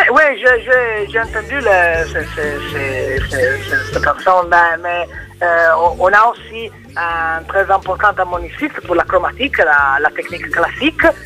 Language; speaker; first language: French; non-native, learner; Italian